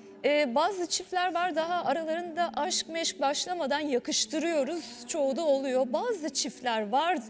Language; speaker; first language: Turkish; native; Turkish